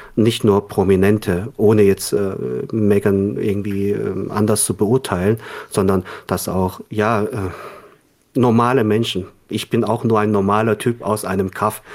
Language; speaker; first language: German; early bilingual, other home language; Korean